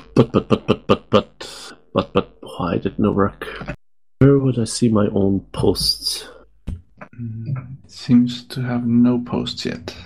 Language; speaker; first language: English; native; English